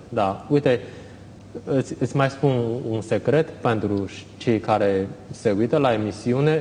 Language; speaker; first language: Romanian; non-native, fluent; Chinese